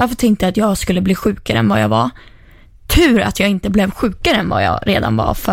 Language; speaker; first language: Swedish; native; Swedish